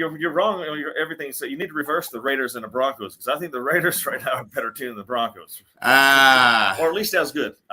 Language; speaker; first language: English; native; English